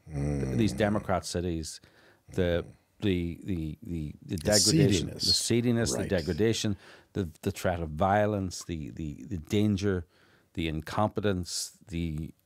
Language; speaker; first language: English; native; English